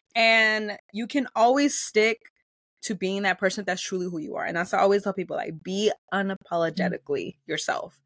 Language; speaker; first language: English; early bilingual, other home language; Spanish